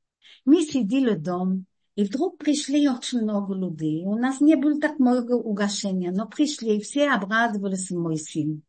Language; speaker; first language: Russian; non-native, fluent; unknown